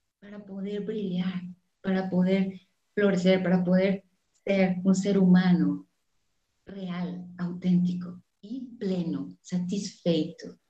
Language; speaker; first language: Spanish; non-native, fluent; Portuguese